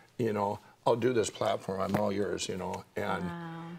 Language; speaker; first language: English; native; English